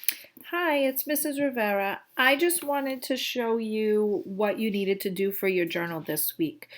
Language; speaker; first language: English; native; English